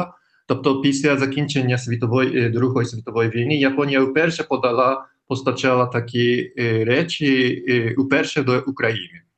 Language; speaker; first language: Ukrainian; non-native, fluent; Japanese